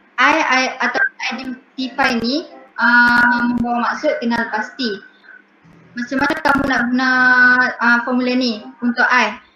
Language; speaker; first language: Malay; native; Malay